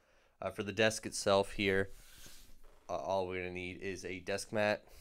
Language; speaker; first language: English; native; English